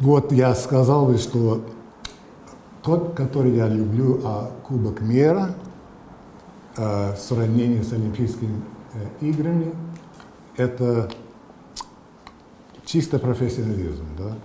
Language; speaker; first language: Russian; non-native, fluent; English